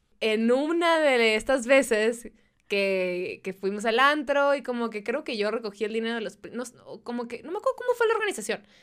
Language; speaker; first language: Spanish; native; Spanish